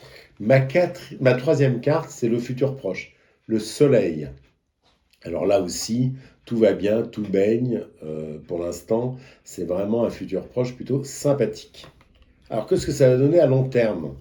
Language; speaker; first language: French; native; French